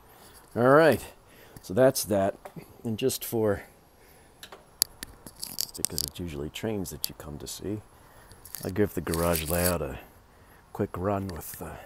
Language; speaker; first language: English; native; English